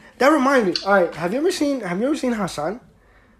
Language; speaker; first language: English; early bilingual, other home language; Spanish